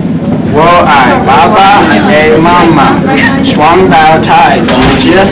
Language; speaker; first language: Chinese; non-native, learner; English